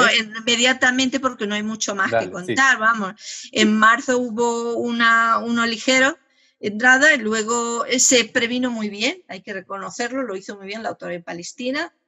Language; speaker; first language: Spanish; native; Spanish